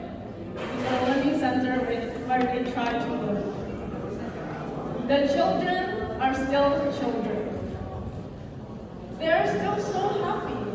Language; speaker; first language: English; non-native, fluent; Indonesian